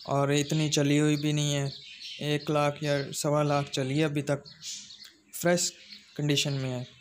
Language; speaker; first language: Urdu; non-native, local second language; Punjabi